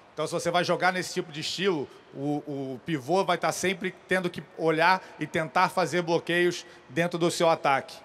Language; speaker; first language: Portuguese; native; Portuguese